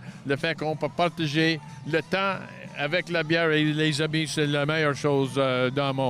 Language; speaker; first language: French; non-native, local second language; English